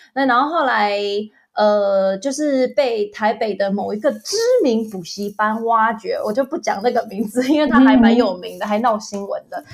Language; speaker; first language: Chinese; early bilingual, other home language; English